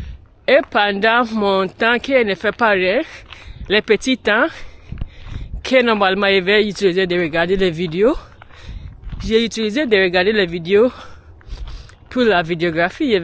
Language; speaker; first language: French; non-native, learner; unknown